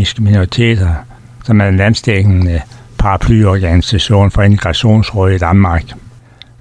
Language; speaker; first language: Danish; native; Danish